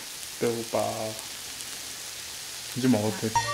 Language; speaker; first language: Korean; non-native, learner; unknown